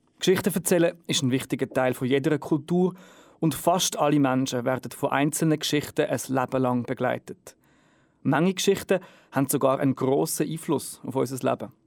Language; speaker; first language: German; native; German